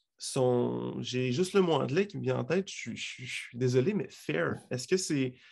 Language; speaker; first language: French; native; French